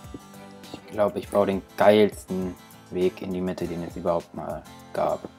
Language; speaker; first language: German; native; German